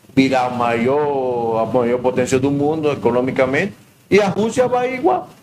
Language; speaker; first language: Portuguese; non-native, learner; Spanish